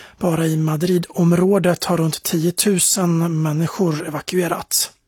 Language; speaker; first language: Swedish; native; Swedish